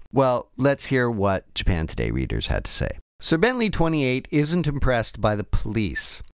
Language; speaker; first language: English; native; English